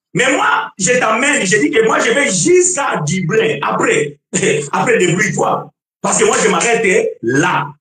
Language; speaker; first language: French; non-native, fluent; Portuguese